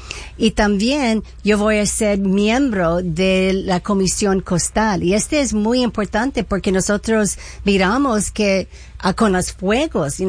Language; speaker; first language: Spanish; early bilingual, heritage; Spanish